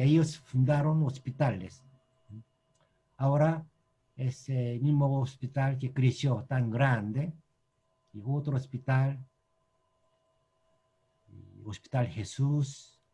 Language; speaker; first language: Spanish; non-native, learner; Korean